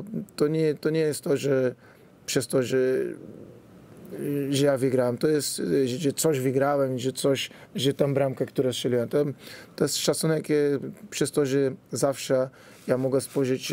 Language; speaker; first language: Polish; non-native, fluent; Portuguese